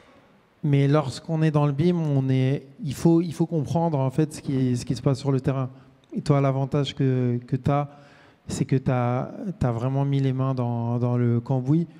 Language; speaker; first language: French; native; French